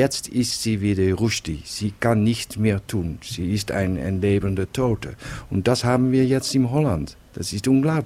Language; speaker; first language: German; non-native, fluent; Dutch